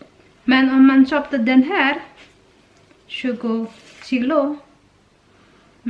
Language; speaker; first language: Swedish; non-native, learner; Indonesian